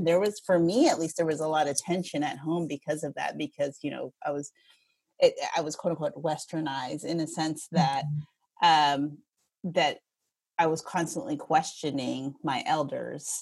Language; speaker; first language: English; early bilingual, other home language; Filipino